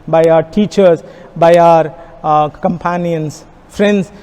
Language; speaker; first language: English; non-native, local second language; Kannada